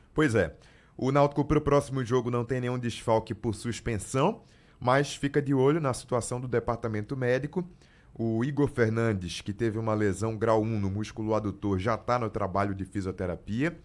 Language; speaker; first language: Portuguese; native; Portuguese